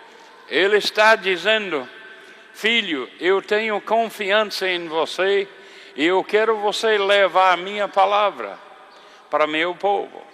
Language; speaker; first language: Portuguese; non-native, fluent; English